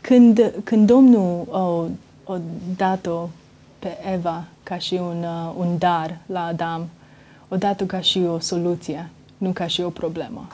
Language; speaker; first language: Romanian; early bilingual, heritage; Romanian